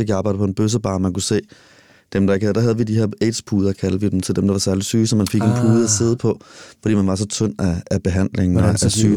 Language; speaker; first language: Danish; native; Danish